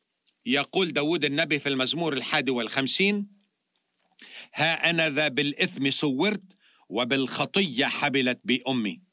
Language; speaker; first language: Arabic; native; Arabic